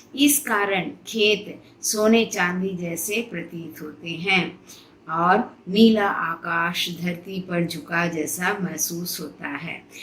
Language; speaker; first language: Hindi; non-native, local second language; Telugu